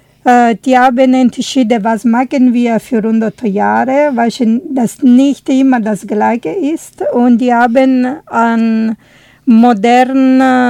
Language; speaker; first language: German; non-native, learner; Italian